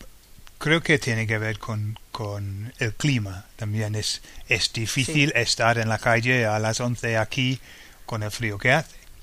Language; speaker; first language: Spanish; non-native, fluent; English